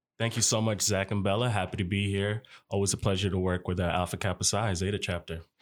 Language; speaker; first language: English; early bilingual, other home language; Arabic